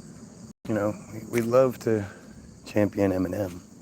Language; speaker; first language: English; native; English